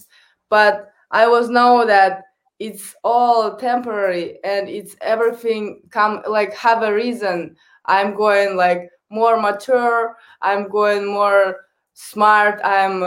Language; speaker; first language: English; non-native, learner; Kazakh